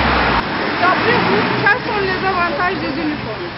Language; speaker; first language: French; non-native, learner; Turkish